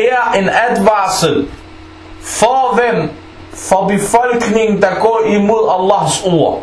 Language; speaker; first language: Danish; non-native, fluent; Arabic